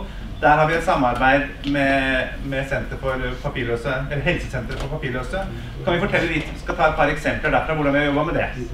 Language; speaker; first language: Norwegian; native; Norwegian